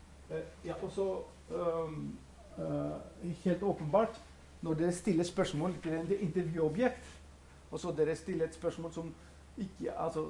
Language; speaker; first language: Norwegian; non-native, fluent; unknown